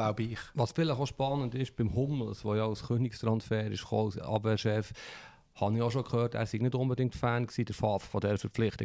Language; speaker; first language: German; native; German